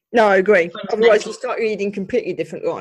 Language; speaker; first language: English; native; English